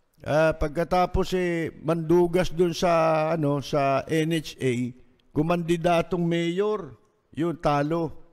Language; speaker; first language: Filipino; native; Filipino